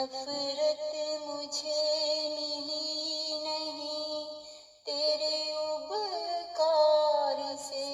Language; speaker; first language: Urdu; native; Urdu